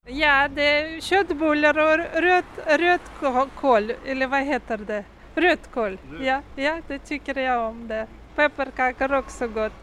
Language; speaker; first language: Swedish; non-native, local second language; Spanish